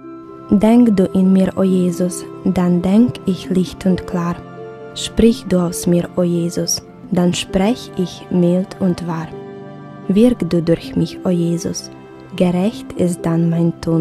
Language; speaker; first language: German; non-native, fluent; Ukrainian